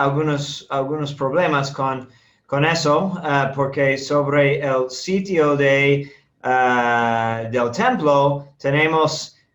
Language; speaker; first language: Spanish; non-native, fluent; English